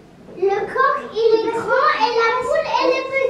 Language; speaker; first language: French; non-native, local second language; Arabic